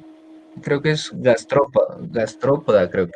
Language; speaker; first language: Spanish; native; Spanish